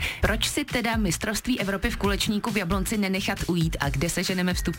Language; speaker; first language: Czech; native; Czech